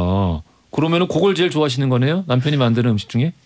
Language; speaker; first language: Korean; native; Korean